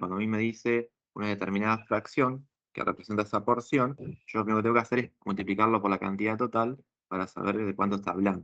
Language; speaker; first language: Spanish; native; Spanish